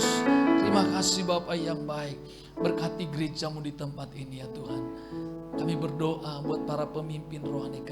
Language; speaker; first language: Indonesian; native; Indonesian